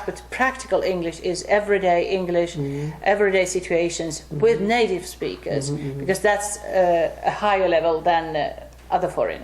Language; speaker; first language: English; non-native, fluent; Finnish